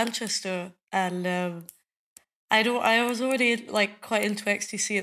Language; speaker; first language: English; native; English